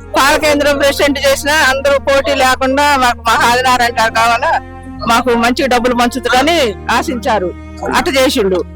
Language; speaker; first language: Telugu; native; Telugu